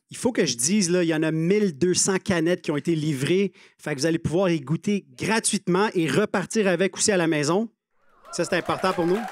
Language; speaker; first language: French; native; French